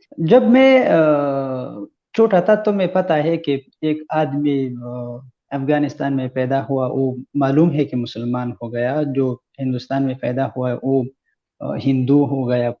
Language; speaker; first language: Hindi; non-native, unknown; Pashto